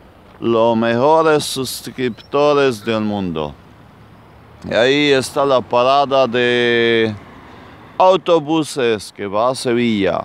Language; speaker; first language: Spanish; non-native, fluent; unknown